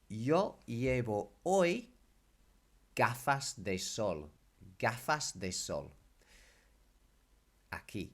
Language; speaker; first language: Spanish; non-native, fluent; English